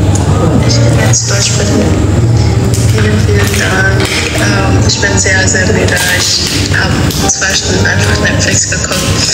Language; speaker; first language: German; non-native, fluent; Indonesian